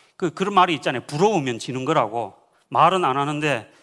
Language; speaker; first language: Korean; native; Korean